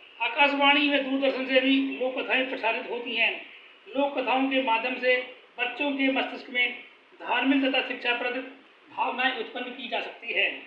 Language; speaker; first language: Hindi; native; Hindi